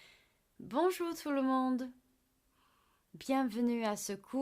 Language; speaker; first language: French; non-native, fluent; English